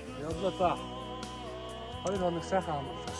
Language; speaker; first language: Mongolian; native; Mongolian